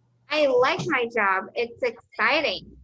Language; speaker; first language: English; non-native, fluent; Portuguese